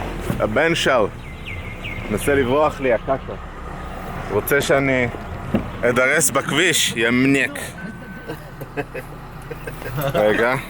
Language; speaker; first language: Hebrew; native; Hebrew